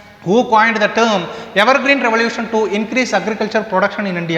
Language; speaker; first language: English; non-native, local second language; Tamil